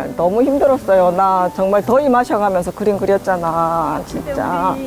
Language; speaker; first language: Korean; native; Korean